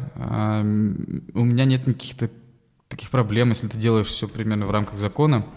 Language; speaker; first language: Russian; native; Russian